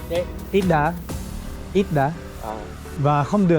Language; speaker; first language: Vietnamese; non-native, fluent; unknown